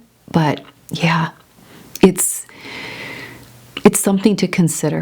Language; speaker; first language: English; native; English